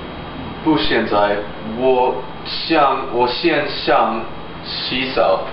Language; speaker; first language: Chinese; non-native, learner; English